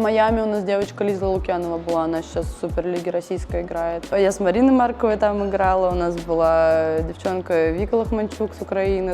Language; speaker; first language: Russian; native; Russian